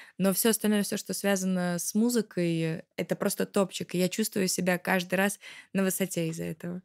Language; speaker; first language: Russian; native; Russian